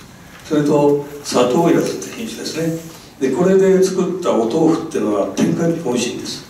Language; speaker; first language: Japanese; native; Japanese